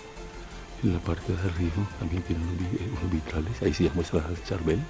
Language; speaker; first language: Spanish; native; Spanish